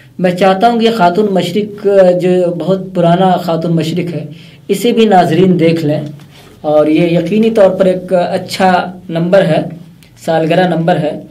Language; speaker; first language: Urdu; native; Urdu